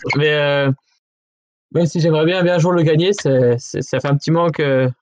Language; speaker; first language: French; native; French